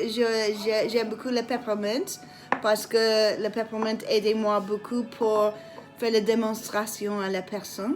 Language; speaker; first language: French; non-native, learner; English